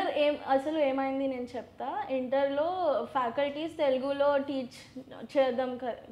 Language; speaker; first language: Telugu; non-native, learner; Gujarati